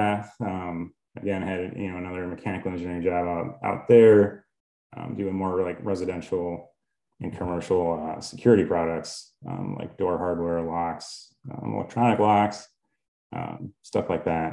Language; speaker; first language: English; native; English